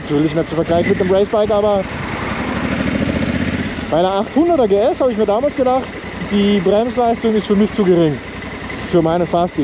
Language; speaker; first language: German; native; German